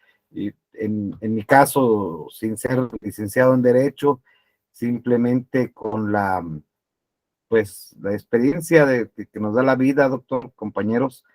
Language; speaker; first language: Spanish; native; Spanish